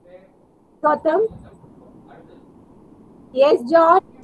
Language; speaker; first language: English; non-native, learner; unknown